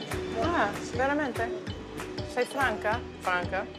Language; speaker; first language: Italian; non-native, learner; English